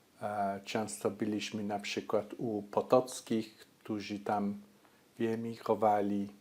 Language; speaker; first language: Polish; early bilingual, heritage; Polish